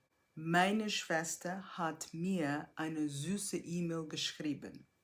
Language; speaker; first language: German; non-native, fluent; Portuguese